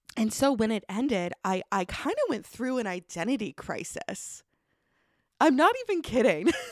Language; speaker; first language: English; native; English